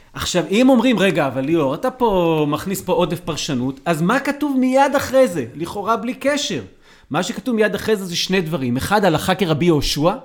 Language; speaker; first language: Hebrew; native; Hebrew